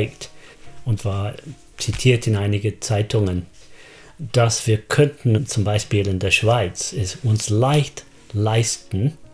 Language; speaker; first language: German; non-native, fluent; English